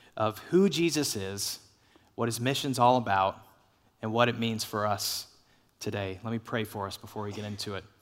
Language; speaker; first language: English; native; English